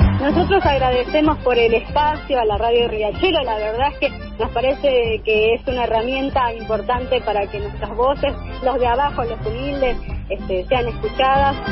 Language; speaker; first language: Spanish; native; Spanish